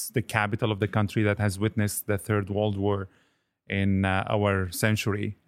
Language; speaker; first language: English; non-native, fluent; Arabic